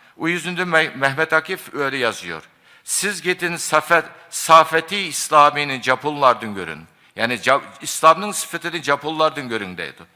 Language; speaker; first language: Turkish; non-native, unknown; Japanese